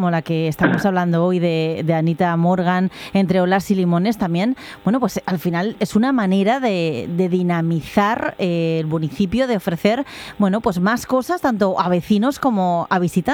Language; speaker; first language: Spanish; native; Spanish